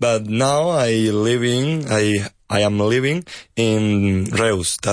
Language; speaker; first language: English; non-native, learner; Spanish